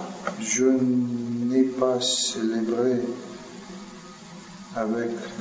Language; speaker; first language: French; non-native, learner; Russian